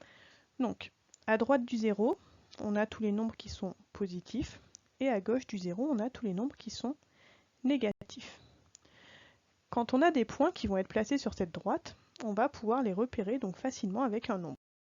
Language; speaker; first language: French; native; French